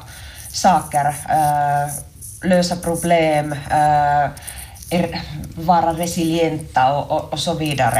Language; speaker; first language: Swedish; non-native, local second language; Finnish